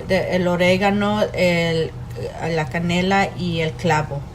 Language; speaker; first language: Spanish; early bilingual, heritage; Spanish